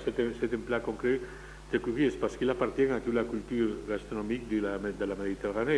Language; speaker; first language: French; non-native, fluent; Spanish